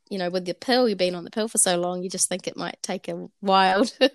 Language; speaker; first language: English; native; English